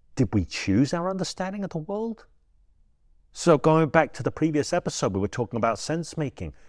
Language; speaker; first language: English; native; English